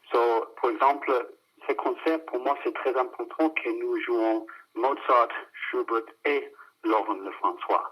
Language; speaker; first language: French; non-native, fluent; English